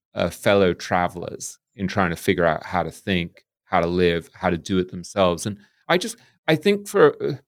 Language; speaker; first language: English; native; English